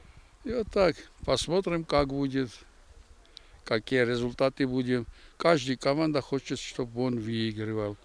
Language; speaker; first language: Russian; non-native, fluent; Georgian